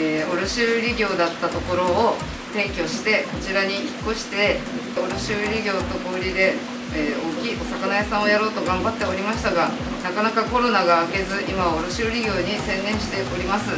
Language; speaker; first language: Japanese; native; Japanese